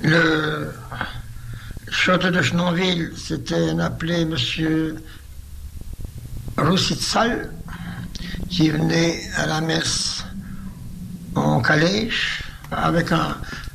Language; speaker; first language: French; native; French